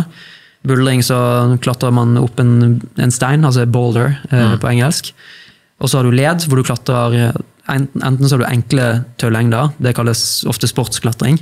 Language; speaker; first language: Norwegian; native; Norwegian